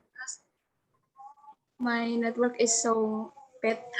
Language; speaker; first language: English; non-native, learner; Indonesian